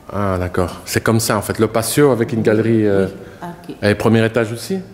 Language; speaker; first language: French; native; French